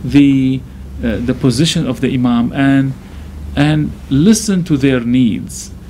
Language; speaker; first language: English; non-native, fluent; Arabic